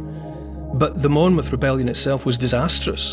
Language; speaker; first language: English; native; English